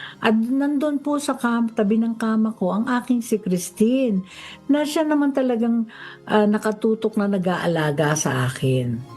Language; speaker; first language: Filipino; native; Filipino